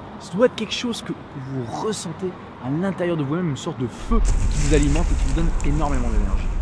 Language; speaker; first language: French; native; French